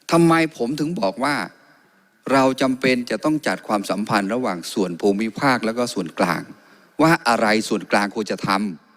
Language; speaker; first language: Thai; non-native, local second language; Karen languages